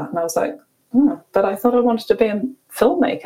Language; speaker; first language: English; native; English